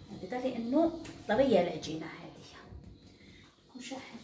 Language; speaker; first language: Arabic; native; Arabic